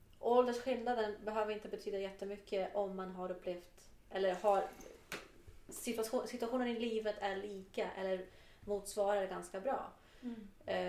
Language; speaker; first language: Swedish; non-native, fluent; Portuguese